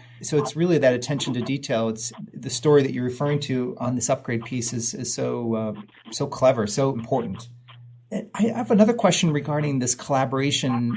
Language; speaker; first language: English; native; English